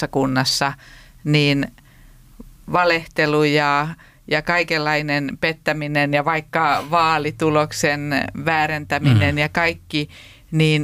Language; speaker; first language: Finnish; native; Finnish